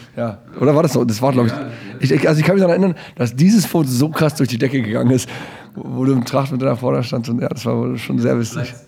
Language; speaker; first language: German; native; German